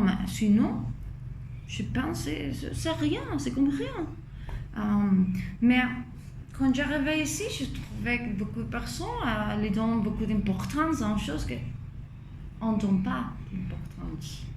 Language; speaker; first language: French; non-native, fluent; Spanish